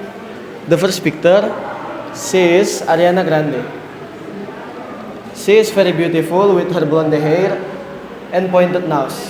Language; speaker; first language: English; non-native, learner; Indonesian